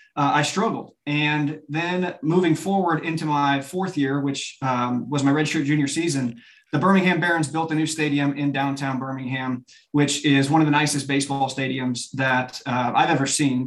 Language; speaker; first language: English; native; English